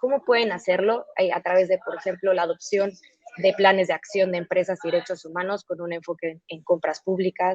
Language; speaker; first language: Spanish; native; Spanish